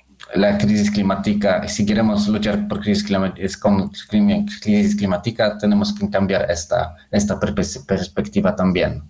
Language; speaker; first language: Spanish; non-native, learner; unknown